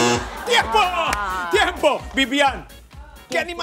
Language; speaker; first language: Spanish; native; Spanish